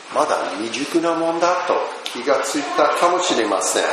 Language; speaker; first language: Japanese; non-native, fluent; English